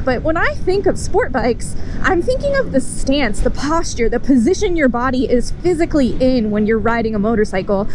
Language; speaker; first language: English; native; English